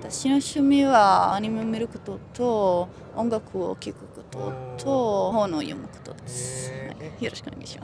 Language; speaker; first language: Japanese; non-native, learner; Italian